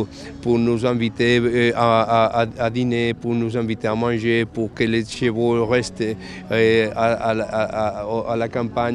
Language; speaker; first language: French; non-native, fluent; Spanish